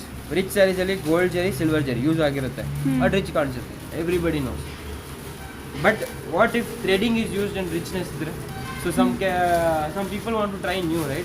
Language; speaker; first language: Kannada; non-native, local second language; Hindi